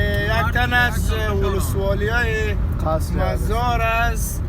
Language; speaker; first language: Persian; native; Persian